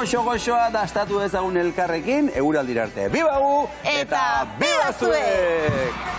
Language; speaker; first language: Basque; native; Basque